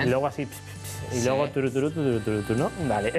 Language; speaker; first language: Spanish; native; Spanish